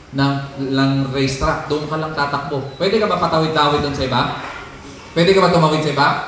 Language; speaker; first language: Filipino; non-native, local second language; Cebuano